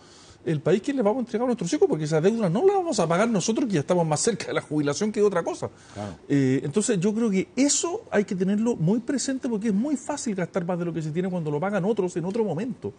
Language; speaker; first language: Spanish; native; Spanish